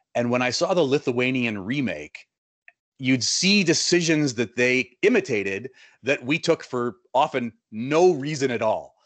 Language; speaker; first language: English; native; English